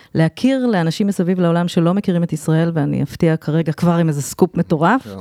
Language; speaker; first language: Hebrew; non-native, fluent; English